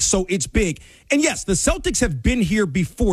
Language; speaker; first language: English; native; English